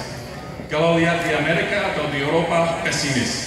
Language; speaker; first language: Indonesian; non-native, fluent; English